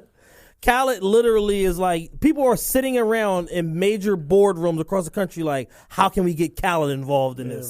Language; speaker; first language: English; native; English